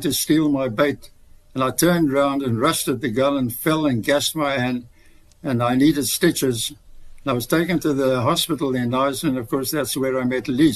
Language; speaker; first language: English; native; English